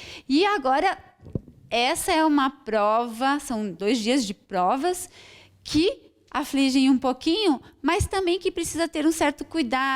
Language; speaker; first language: Portuguese; native; Portuguese